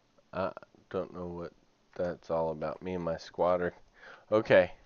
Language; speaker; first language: English; native; English